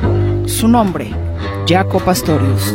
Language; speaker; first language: Spanish; native; Spanish